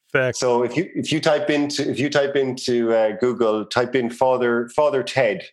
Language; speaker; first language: English; native; English